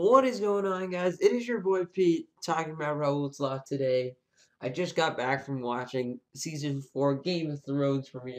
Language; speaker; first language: English; native; English